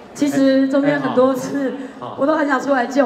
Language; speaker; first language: Chinese; native; Chinese